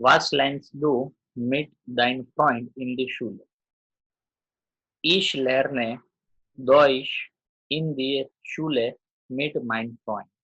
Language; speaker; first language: German; non-native, learner; Gujarati